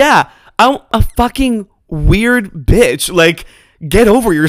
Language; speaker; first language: English; non-native, fluent; Spanish